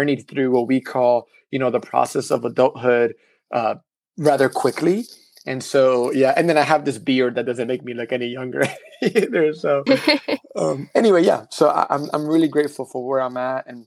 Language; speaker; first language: English; early bilingual, other home language; Spanish